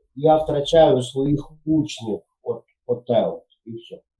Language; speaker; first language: Ukrainian; non-native, local second language; Yiddish